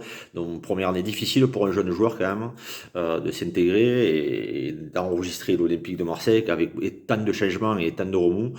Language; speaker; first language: French; native; French